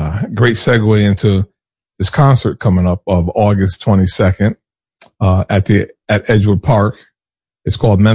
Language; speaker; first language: English; native; English